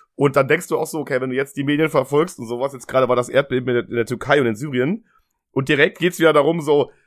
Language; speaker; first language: German; native; German